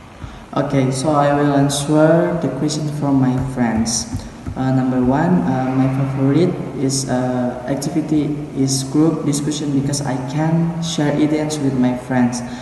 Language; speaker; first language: English; non-native, learner; Indonesian